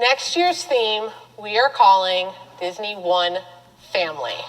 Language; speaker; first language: English; native; English